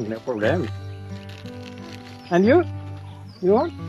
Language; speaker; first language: English; non-native, learner; French